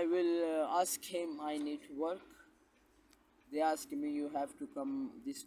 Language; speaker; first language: English; non-native, local second language; Punjabi